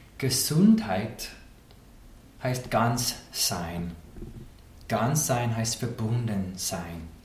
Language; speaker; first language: German; non-native, fluent; English